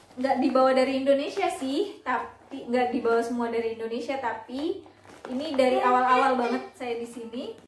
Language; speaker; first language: Indonesian; native; Indonesian